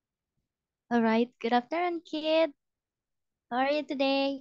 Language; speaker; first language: English; non-native, fluent; Indonesian